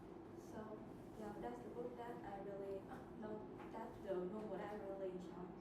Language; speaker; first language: English; non-native, learner; Vietnamese